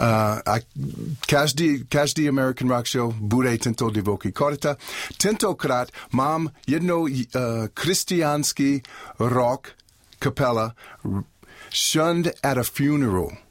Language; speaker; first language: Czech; non-native, learner; English